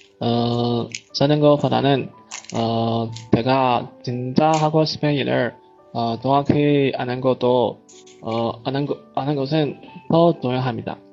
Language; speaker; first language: Korean; non-native, learner; Chinese